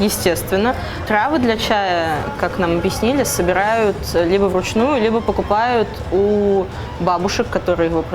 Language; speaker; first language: Russian; native; Russian